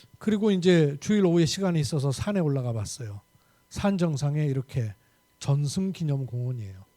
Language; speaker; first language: Korean; native; Korean